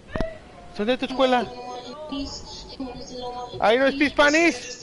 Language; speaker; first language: Spanish; native; Spanish